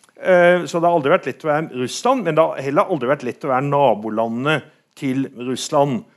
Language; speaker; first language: Norwegian; native; Norwegian